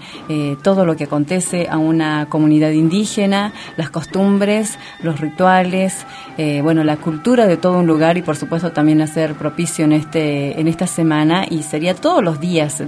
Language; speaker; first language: Spanish; native; Spanish